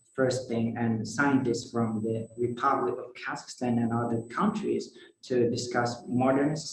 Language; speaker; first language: English; non-native, fluent; Kazakh